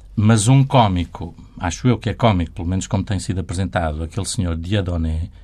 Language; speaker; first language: Portuguese; native; Portuguese